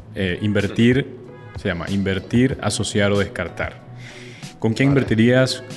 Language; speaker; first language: Spanish; native; Spanish